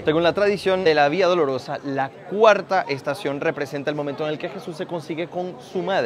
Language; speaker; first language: Spanish; native; Spanish